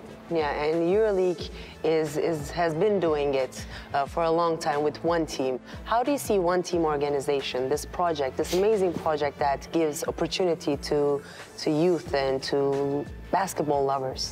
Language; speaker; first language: English; non-native, fluent; Turkish